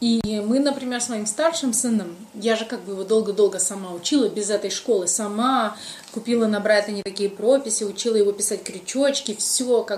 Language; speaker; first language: Russian; native; Russian